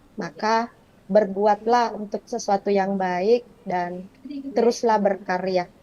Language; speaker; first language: Indonesian; non-native, local second language; Buginese